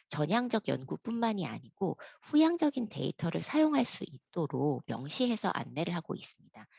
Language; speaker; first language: Korean; native; Korean